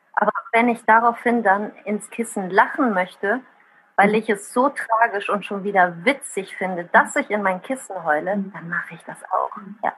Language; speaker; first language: German; early bilingual, other home language; Italian